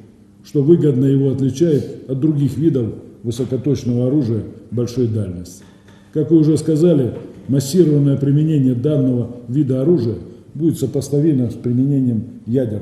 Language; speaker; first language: Russian; native; Russian